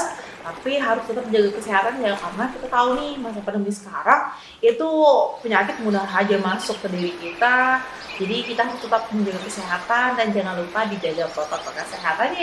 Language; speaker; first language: Indonesian; native; Indonesian